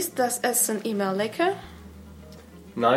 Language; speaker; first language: German; non-native, learner; Russian